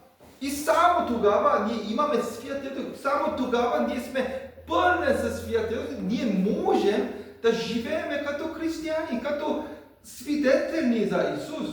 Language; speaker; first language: Bulgarian; non-native, learner; Korean